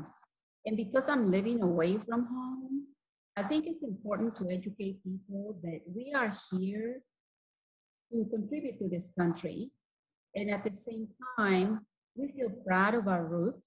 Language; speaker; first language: English; non-native, fluent; Spanish